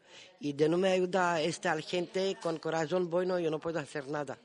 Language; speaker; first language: Spanish; non-native, learner; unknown